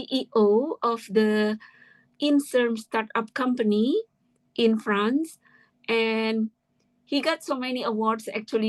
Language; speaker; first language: English; non-native, fluent; Indonesian